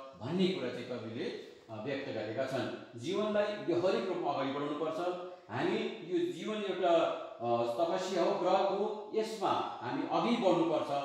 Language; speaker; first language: Nepali; native; Nepali